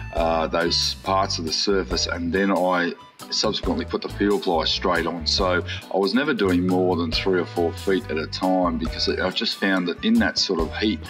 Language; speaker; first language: English; native; English